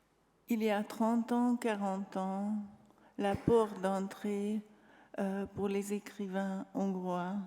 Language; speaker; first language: French; non-native, fluent; Hungarian